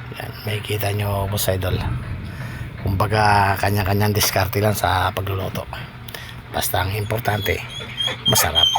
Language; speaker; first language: Filipino; non-native, local second language; Bikol